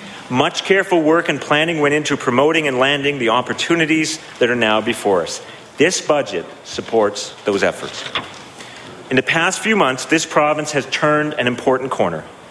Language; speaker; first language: English; native; English